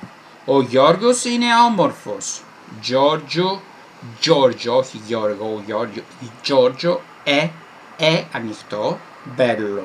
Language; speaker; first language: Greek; non-native, fluent; Italian